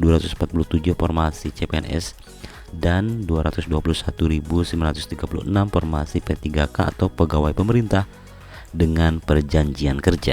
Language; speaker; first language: Indonesian; native; Indonesian